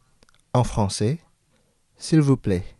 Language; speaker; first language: French; non-native, fluent; Indonesian